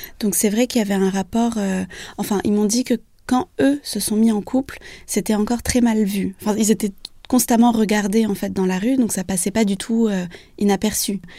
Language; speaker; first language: French; early bilingual, other home language; Vietnamese